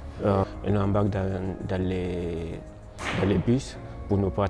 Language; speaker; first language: French; non-native, learner; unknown